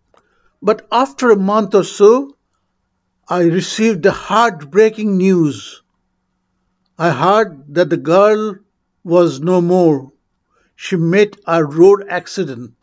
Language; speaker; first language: English; non-native, local second language; Bangla